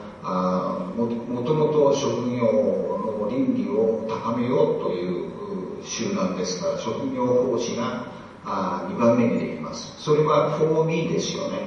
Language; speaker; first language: Japanese; native; Japanese